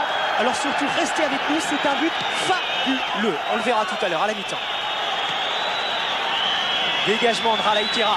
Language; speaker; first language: French; native; French